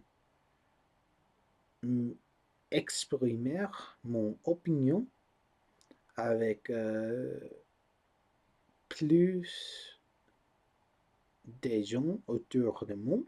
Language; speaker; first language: French; non-native, learner; English